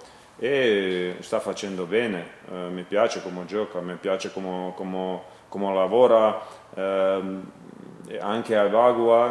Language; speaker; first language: Italian; non-native, learner; Croatian